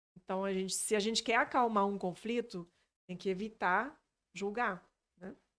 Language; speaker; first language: Portuguese; non-native, fluent; French